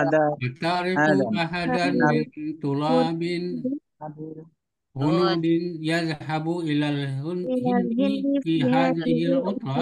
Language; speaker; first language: Arabic; non-native, learner; Indonesian